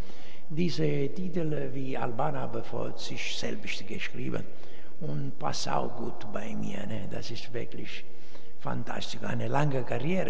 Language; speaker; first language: German; non-native, learner; Italian